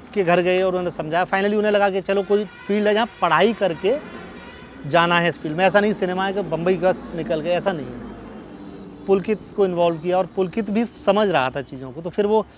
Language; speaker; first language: Hindi; native; Hindi